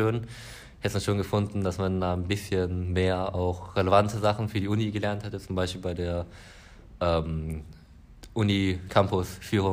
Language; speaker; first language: German; native; German